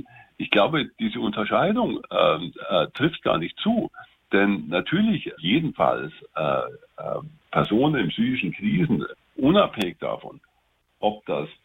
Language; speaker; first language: German; native; German